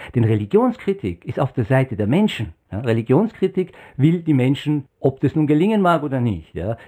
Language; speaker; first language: German; non-native, fluent; Persian